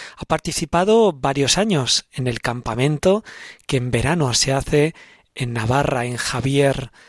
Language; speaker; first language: Spanish; native; Spanish